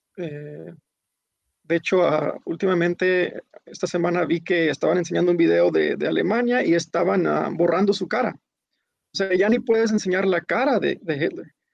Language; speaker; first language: Spanish; early bilingual, heritage; Spanish